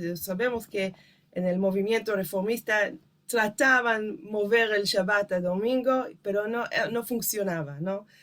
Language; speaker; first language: Spanish; non-native, fluent; Hebrew